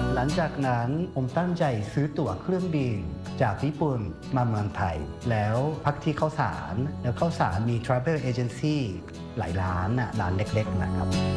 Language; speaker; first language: Thai; non-native, fluent; Japanese